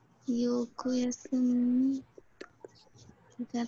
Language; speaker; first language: Japanese; non-native, learner; Nepali